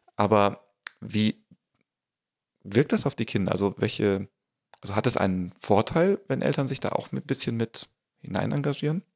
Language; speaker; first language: German; native; German